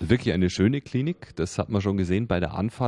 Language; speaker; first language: German; native; German